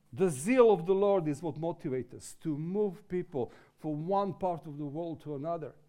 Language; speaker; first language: English; non-native, fluent; Serbian